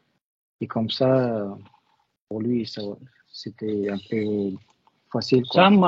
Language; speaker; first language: French; non-native, learner; Russian